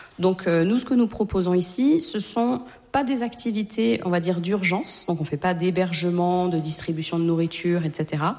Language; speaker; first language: French; native; French